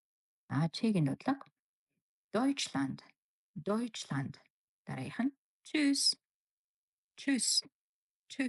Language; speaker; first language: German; non-native, fluent; Mongolian